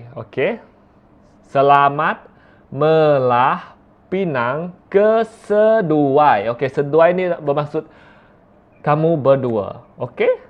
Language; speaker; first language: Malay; non-native, local second language; Iban